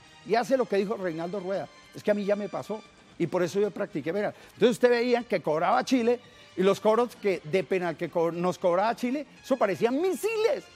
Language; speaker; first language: Spanish; native; Spanish